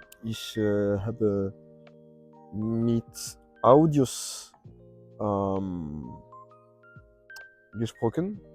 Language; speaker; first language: German; non-native, learner; French